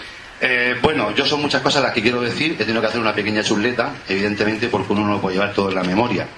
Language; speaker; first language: Spanish; native; Spanish